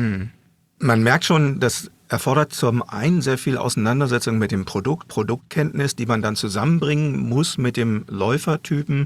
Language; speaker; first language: German; native; German